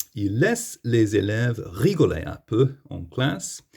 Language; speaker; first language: French; non-native, fluent; English